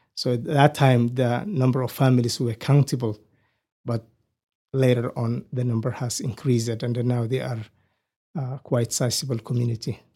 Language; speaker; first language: English; non-native, fluent; Somali